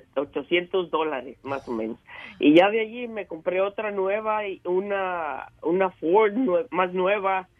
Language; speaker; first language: Spanish; native; Spanish